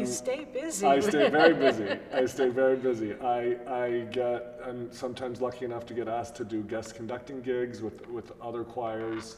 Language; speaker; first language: English; native; English